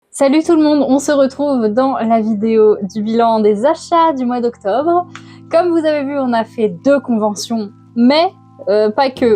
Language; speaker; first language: French; native; French